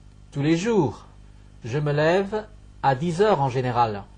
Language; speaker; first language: French; non-native, fluent; Chinese